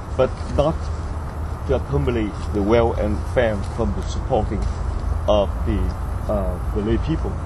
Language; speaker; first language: English; non-native, fluent; Vietnamese